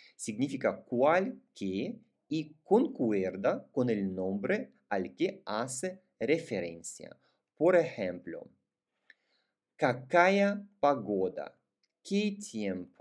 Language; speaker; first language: Spanish; non-native, fluent; Russian